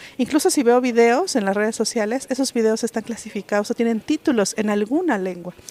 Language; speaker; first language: Spanish; non-native, local second language; Mixtepec Mixtec